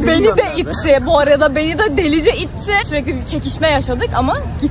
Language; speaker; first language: Turkish; native; Turkish